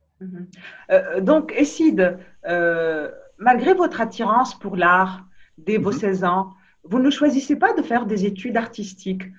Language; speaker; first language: French; non-native, local second language; Arabic